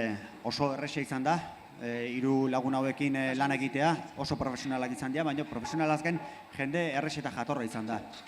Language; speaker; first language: Basque; native; Basque